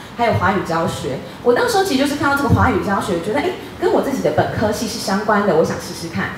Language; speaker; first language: Chinese; native; Chinese